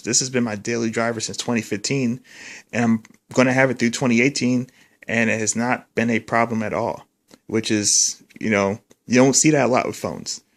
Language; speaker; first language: English; native; English